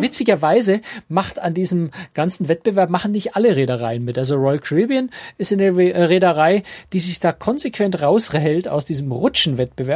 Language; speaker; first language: German; native; German